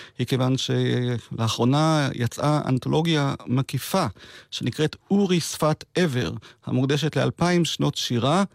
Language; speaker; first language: Hebrew; native; Hebrew